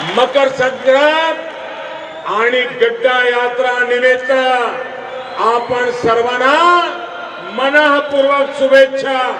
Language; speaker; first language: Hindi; non-native, local second language; Gujarati